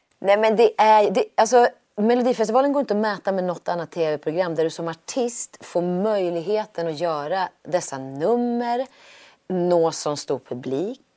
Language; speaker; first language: Swedish; native; Swedish